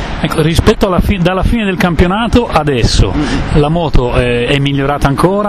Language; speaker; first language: Italian; native; Italian